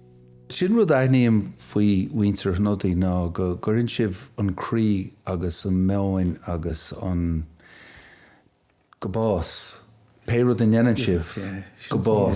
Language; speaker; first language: Irish; native; Irish